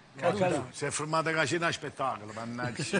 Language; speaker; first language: Italian; native; Italian